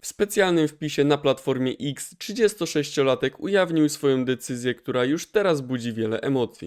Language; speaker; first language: Polish; native; Polish